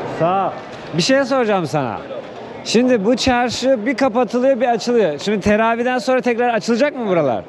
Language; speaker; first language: Turkish; native; Turkish